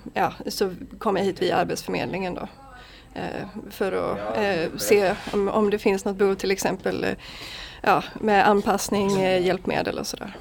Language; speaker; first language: Swedish; native; Swedish